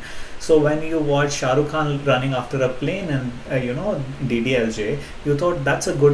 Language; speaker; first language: English; non-native, local second language; Hindi